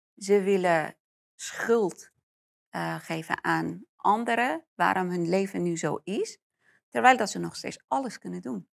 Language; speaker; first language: Dutch; non-native, fluent; Persian